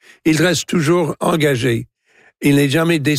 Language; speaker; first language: French; non-native, local second language; English